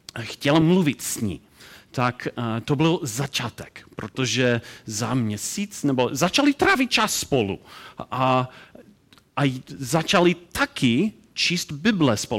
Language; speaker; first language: Czech; non-native, learner; English